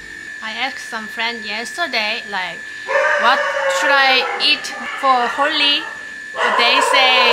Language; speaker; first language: English; non-native, learner; Korean